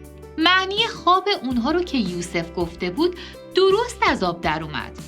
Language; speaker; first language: Persian; native; Persian